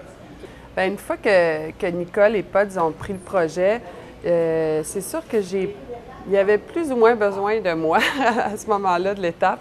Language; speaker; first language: French; native; French